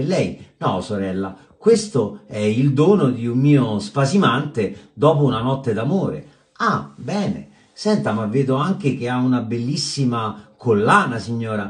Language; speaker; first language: Italian; native; Italian